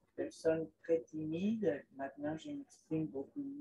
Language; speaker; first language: French; non-native, fluent; Spanish